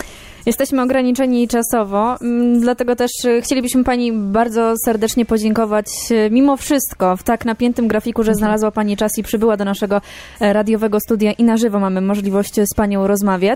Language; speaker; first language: Polish; native; Polish